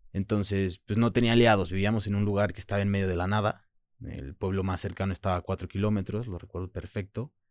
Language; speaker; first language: Spanish; early bilingual, other home language; French